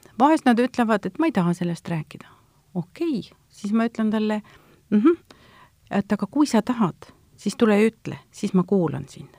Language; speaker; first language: Estonian; native; Estonian